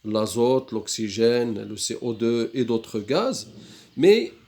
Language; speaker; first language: French; non-native, local second language; Arabic